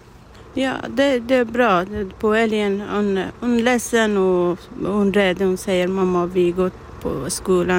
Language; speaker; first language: Swedish; non-native, learner; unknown